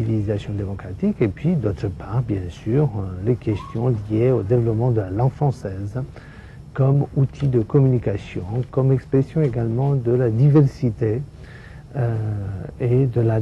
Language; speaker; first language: French; non-native, fluent; Romanian